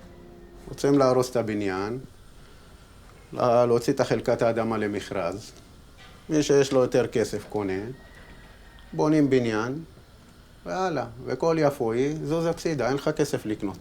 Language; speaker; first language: Hebrew; native; Hebrew